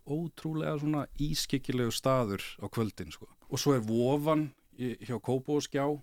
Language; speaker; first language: Icelandic; native; Icelandic